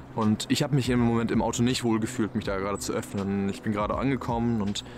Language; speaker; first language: German; native; German